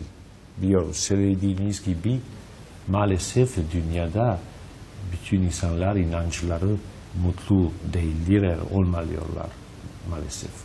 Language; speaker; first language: Turkish; non-native, learner; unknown